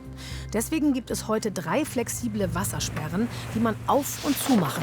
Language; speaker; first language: German; native; German